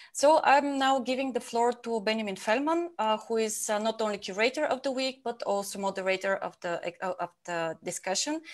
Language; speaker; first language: English; non-native, fluent; Bulgarian